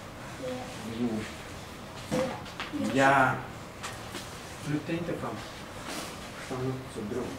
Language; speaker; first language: Swedish; non-native, learner; Russian